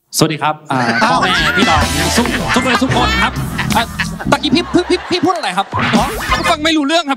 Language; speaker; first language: Thai; non-native, fluent; English